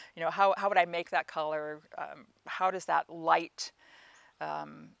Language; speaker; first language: English; native; English